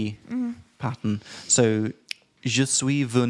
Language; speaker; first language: French; non-native, learner; English